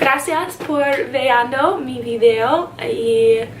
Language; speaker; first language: Spanish; non-native, learner; English